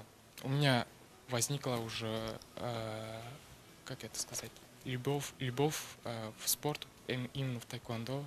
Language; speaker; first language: Russian; non-native, local second language; Kazakh